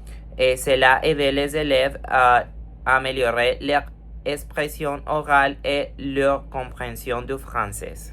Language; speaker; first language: French; non-native, fluent; Spanish